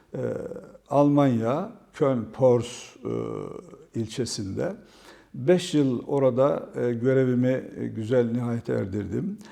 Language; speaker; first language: Turkish; native; Turkish